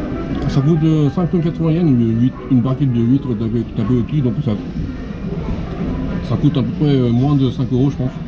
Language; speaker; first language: French; non-native, fluent; Japanese